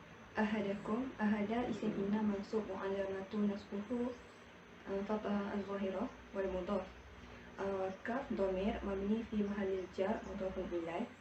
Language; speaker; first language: Arabic; non-native, learner; Malay